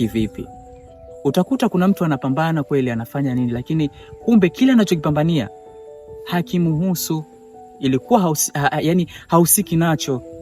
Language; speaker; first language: Swahili; native; Swahili